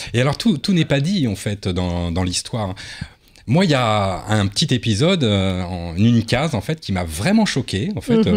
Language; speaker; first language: French; native; French